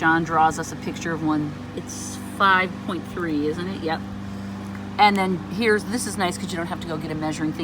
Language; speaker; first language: English; native; English